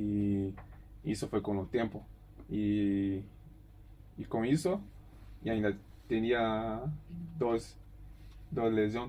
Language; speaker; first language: Spanish; non-native, learner; Portuguese